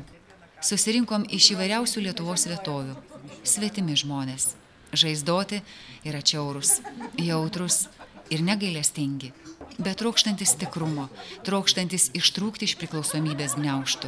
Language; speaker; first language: Lithuanian; native; Lithuanian